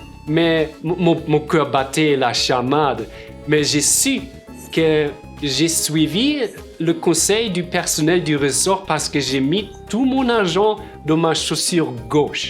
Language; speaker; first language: French; non-native, fluent; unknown